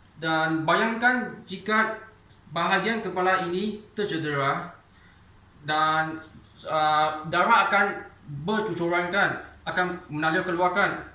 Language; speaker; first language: Malay; non-native, local second language; Chinese